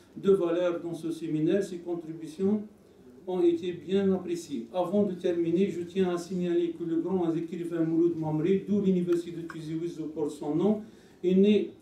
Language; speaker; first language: French; non-native, local second language; Arabic